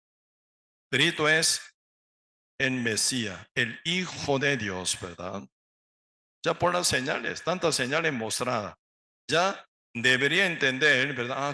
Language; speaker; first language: Spanish; non-native, learner; Korean